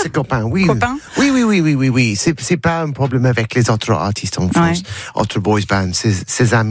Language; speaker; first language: French; non-native, learner; English